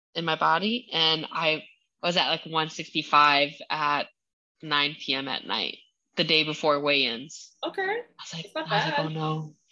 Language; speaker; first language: English; early bilingual, other home language; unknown